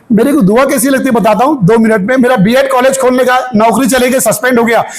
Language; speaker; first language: Hindi; non-native, local second language; Marathi